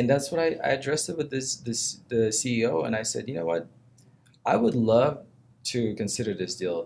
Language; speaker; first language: English; non-native, fluent; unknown